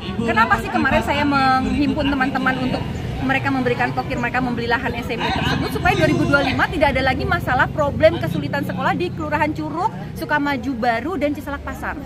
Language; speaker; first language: Indonesian; native; Indonesian